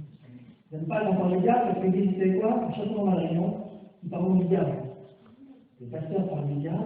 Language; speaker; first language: French; native; French